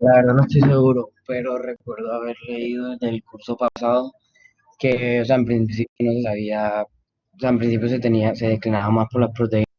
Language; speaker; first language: Spanish; native; Spanish